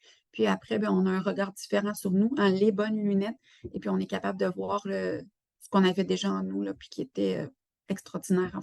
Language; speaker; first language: French; native; French